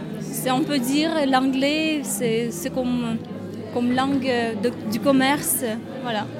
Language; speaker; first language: French; non-native, learner; Kyrgyz